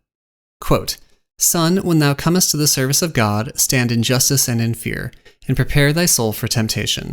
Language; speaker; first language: English; native; English